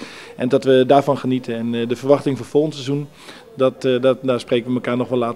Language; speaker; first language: Dutch; native; Dutch